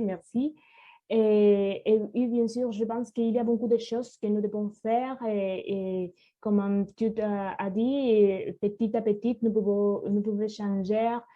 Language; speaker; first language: French; non-native, learner; Spanish